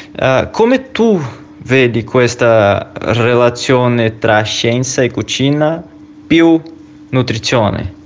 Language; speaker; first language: Italian; non-native, fluent; Portuguese